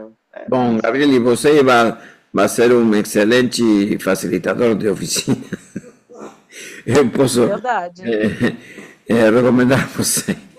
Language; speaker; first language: Portuguese; non-native, fluent; Spanish